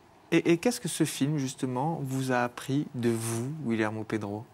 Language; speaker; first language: French; native; French